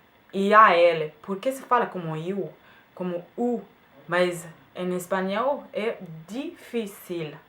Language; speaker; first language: Portuguese; non-native, fluent; German